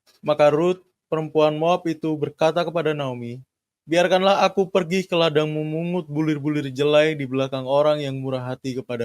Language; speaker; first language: Indonesian; native; Indonesian